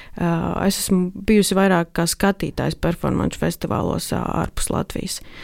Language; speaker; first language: Latvian; native; Latvian